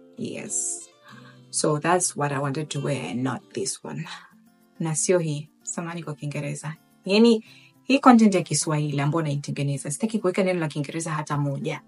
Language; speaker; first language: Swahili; native; Swahili